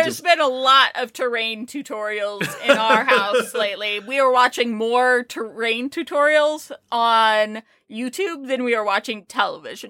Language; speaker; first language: English; native; English